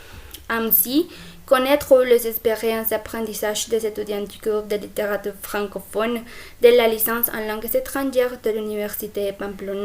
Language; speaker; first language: French; non-native, fluent; Spanish